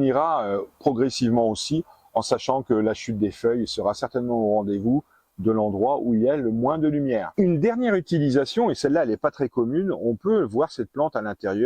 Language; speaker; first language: French; native; French